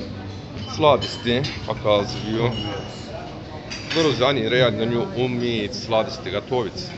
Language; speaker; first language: Russian; non-native, learner; Turkish